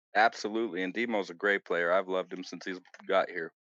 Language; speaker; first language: English; native; English